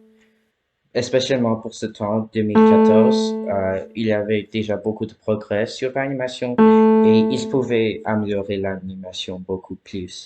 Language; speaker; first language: French; non-native, learner; English